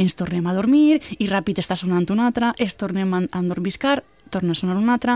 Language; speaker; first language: Catalan; native; Catalan